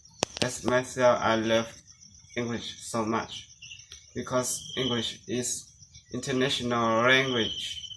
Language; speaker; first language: English; non-native, learner; Lao